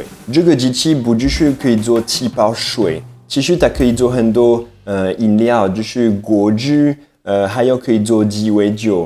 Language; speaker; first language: Chinese; non-native, fluent; French